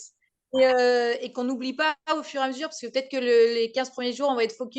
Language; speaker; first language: French; native; French